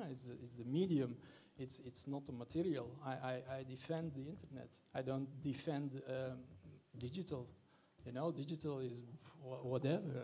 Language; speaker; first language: English; non-native, fluent; French